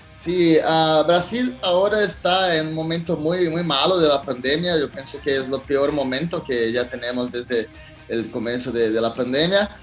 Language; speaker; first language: Spanish; non-native, learner; Portuguese